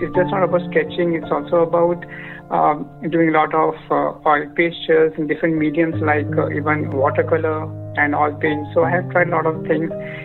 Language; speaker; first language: English; non-native, local second language; Odia